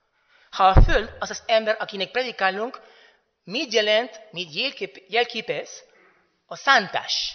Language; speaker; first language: Hungarian; non-native, fluent; Spanish